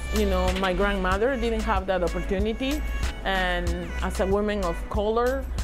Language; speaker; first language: English; non-native, fluent; Spanish